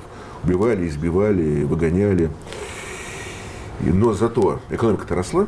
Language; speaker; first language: Russian; native; Russian